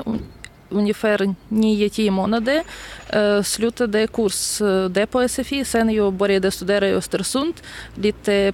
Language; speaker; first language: Swedish; non-native, learner; Ukrainian